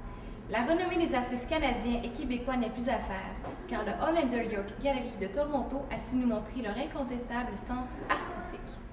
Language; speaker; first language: French; native; French